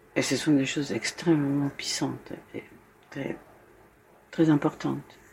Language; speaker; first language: French; non-native, fluent; Spanish